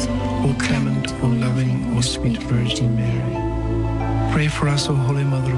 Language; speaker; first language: English; native; English